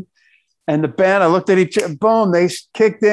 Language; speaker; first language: English; native; English